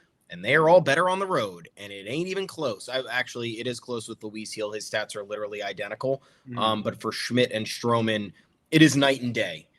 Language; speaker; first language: English; native; English